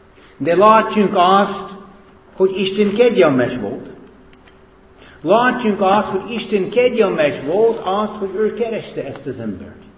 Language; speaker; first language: Hungarian; non-native, fluent; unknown